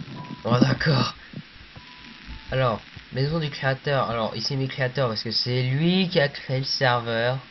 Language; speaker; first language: French; native; French